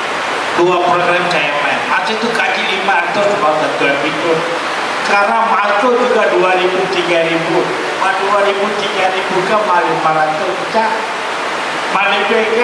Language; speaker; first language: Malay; non-native, local second language; Tamil